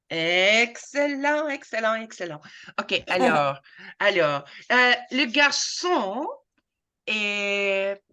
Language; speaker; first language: French; non-native, fluent; English